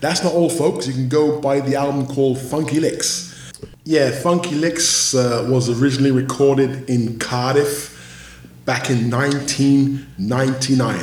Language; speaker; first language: English; native; English